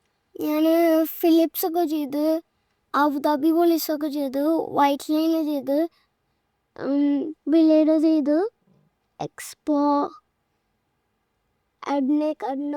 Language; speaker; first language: Malayalam; early bilingual, heritage; Malayalam